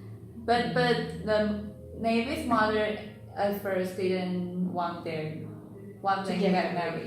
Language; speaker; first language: English; non-native, learner; Chinese